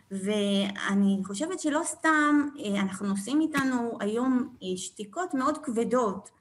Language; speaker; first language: Hebrew; early bilingual, other home language; French